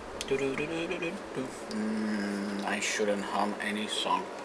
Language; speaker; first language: English; non-native, fluent; Italian